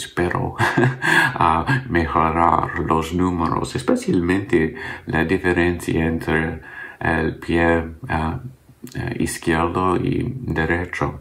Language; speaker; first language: Spanish; non-native, learner; English